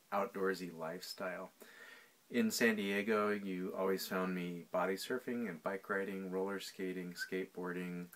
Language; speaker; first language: English; native; English